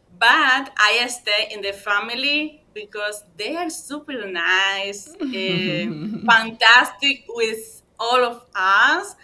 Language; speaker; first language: English; non-native, learner; Spanish